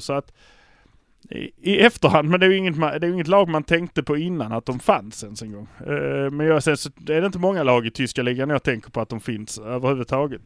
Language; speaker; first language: Swedish; native; Swedish